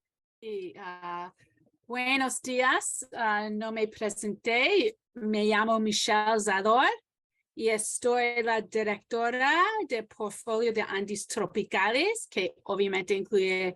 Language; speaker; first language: Spanish; non-native, fluent; English